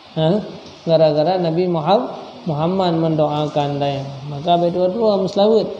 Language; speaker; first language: Indonesian; non-native, local second language; Achinese